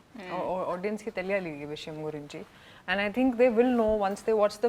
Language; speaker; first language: Telugu; non-native, fluent; Hindi